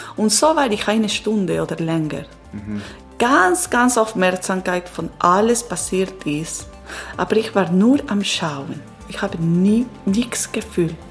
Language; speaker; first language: German; non-native, learner; Italian